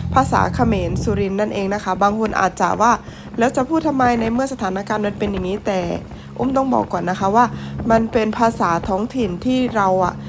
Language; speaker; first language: Thai; non-native, local second language; Northern Khmer